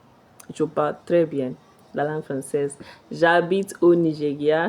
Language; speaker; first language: French; non-native, fluent; Igbo